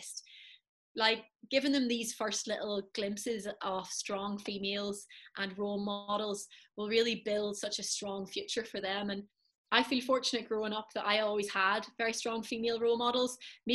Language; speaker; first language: English; native; English